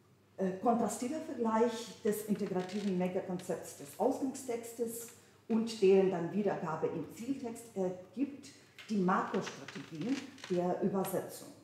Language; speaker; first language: German; non-native, fluent; Ukrainian